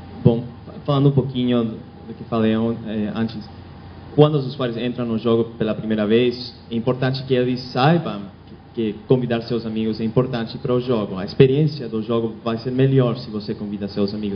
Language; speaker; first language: Portuguese; non-native, fluent; Spanish